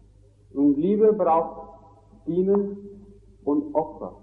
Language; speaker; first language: German; non-native, fluent; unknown